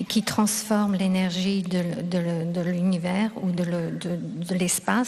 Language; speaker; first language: French; non-native, fluent; Russian